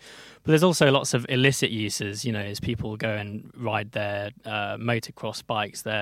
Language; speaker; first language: English; native; English